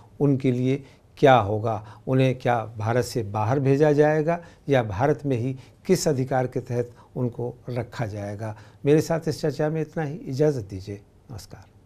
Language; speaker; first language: Hindi; native; Hindi